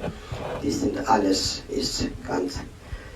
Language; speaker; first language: German; non-native, learner; Tibetan